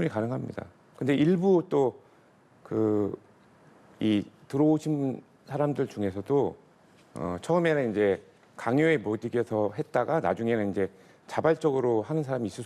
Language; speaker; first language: Korean; native; Korean